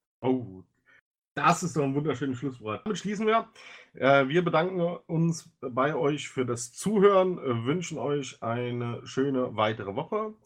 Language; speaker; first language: German; native; German